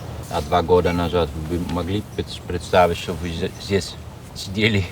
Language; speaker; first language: Russian; non-native, learner; Dutch